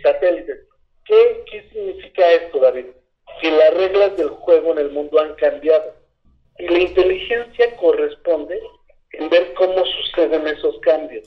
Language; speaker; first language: Spanish; native; Spanish